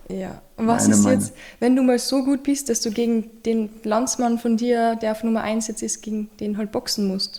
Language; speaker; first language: German; native; German